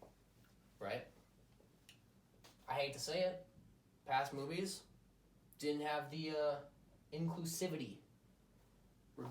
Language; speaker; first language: English; native; English